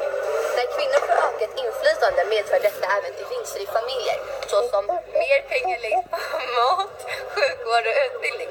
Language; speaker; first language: Swedish; native; Swedish